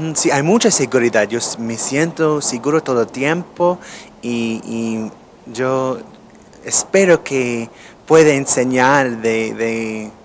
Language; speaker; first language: Spanish; non-native, fluent; English